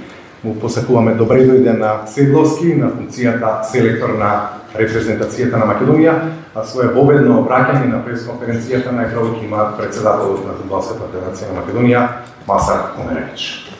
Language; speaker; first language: Macedonian; native; Macedonian